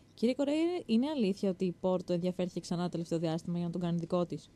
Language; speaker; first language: Greek; native; Greek